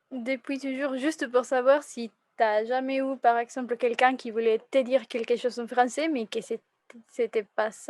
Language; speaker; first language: French; non-native, fluent; Spanish